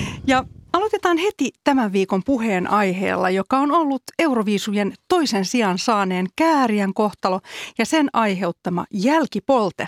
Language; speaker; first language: Finnish; native; Finnish